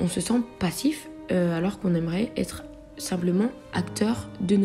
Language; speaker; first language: French; native; French